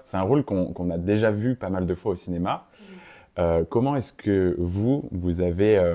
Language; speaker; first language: French; native; French